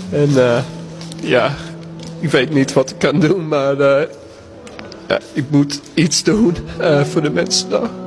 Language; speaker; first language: Dutch; non-native, learner; English